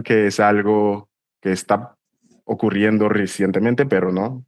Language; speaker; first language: Spanish; non-native, fluent; English